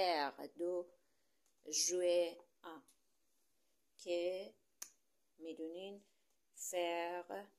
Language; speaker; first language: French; non-native, fluent; Persian